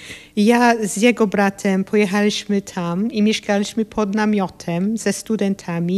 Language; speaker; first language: Polish; non-native, fluent; English